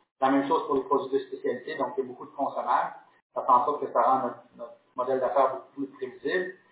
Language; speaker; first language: French; native; French